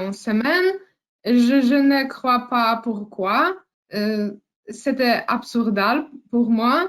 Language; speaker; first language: French; non-native, learner; Polish